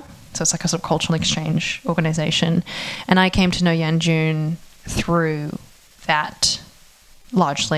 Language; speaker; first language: English; native; English